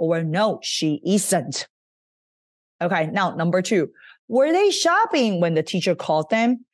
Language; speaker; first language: English; non-native, fluent; Chinese